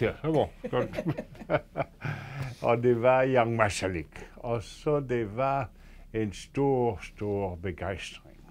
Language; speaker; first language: Danish; non-native, fluent; French